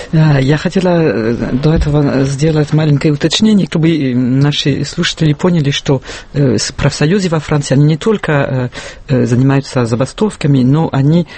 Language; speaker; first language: Russian; non-native, fluent; French